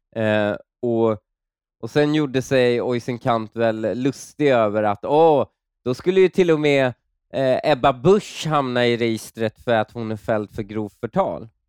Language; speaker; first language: Swedish; early bilingual, other home language; Persian